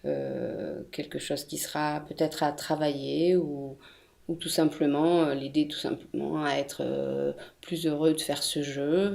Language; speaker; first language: French; native; French